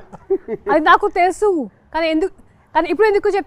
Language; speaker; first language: Telugu; non-native, local second language; Hindi